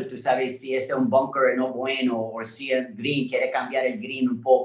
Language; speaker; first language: Spanish; non-native, learner; French